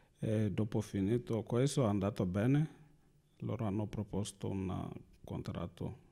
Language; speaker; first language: Italian; non-native, learner; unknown